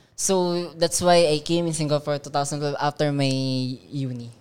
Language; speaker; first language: English; non-native, local second language; Filipino